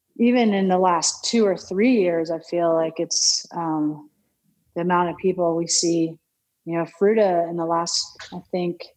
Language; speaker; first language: English; native; English